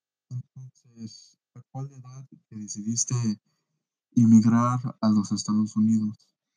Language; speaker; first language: Spanish; early bilingual, heritage; Spanish